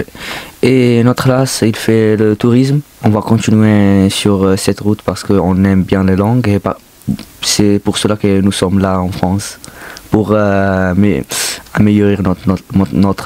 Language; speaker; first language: French; non-native, fluent; Arabic